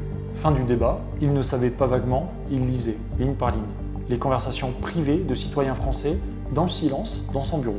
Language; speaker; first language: French; native; French